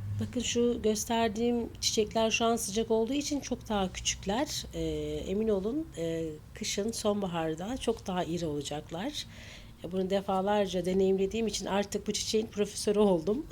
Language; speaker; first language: Turkish; native; Turkish